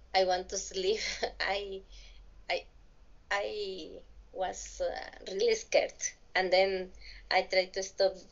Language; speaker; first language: English; non-native, learner; Spanish